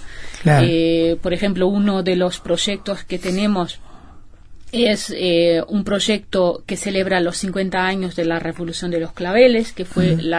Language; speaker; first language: Spanish; non-native, fluent; Portuguese